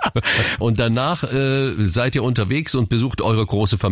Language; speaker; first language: German; native; German